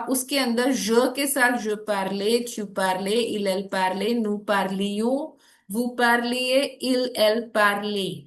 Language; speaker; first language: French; non-native, fluent; Hindi